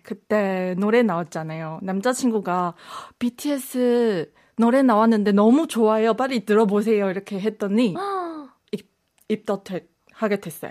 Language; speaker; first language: Korean; non-native, fluent; Chinese